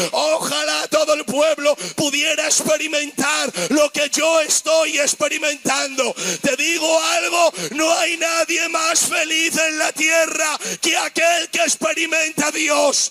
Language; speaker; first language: Spanish; native; Spanish